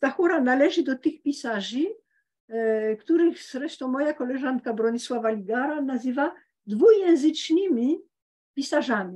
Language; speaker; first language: Polish; early bilingual, heritage; Polish